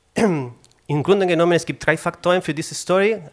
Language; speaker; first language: German; non-native, fluent; Spanish